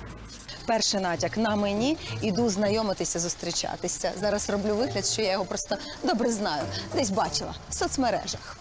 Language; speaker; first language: Ukrainian; native; Ukrainian